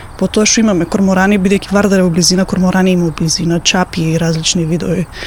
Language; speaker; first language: Macedonian; native; Macedonian